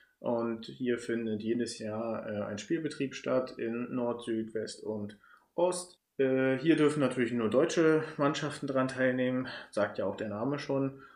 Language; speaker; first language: German; native; German